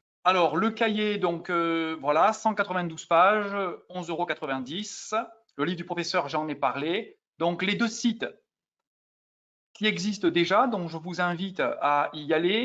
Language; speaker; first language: French; native; French